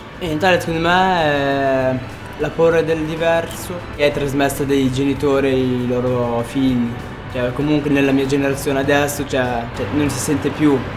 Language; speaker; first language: Italian; early bilingual, other home language; Arabic